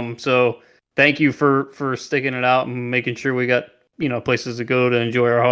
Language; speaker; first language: English; native; English